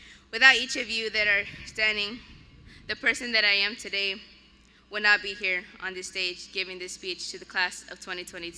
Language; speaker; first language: English; early bilingual, other home language; Spanish